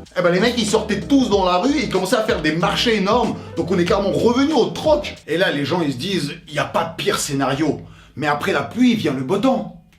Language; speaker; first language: French; early bilingual, other home language; Russian